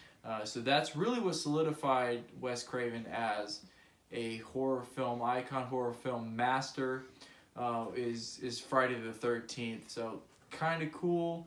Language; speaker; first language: English; native; English